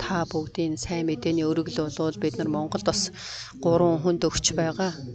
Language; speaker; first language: Mongolian; non-native, fluent; Korean